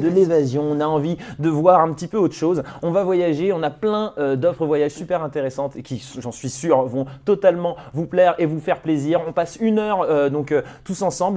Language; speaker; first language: French; native; French